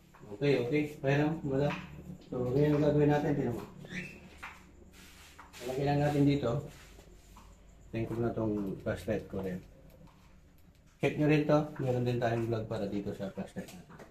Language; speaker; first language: Filipino; native; Filipino